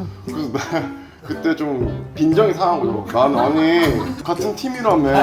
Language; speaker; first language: Korean; native; Korean